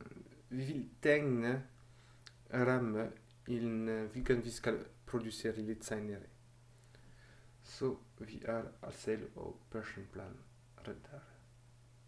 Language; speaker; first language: Norwegian; non-native, fluent; French